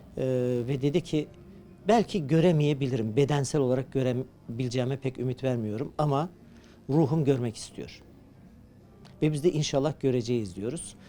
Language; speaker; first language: Turkish; early bilingual, heritage; Crimean Tatar